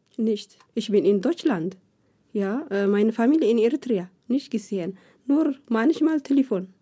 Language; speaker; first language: German; non-native, learner; Tigrinya